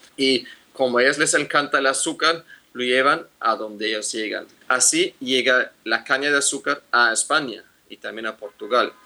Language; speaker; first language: Spanish; non-native, fluent; German